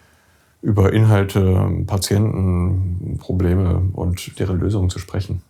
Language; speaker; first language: German; native; German